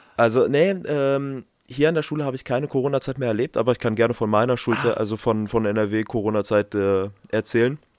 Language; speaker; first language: German; non-native, fluent; Romanian